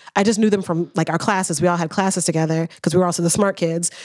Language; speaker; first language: English; native; English